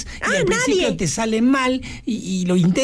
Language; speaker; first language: Spanish; native; Spanish